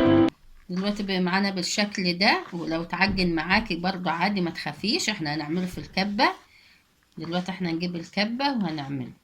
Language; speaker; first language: Arabic; native; Arabic